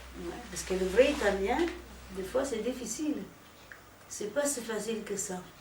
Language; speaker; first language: French; non-native, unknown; Italian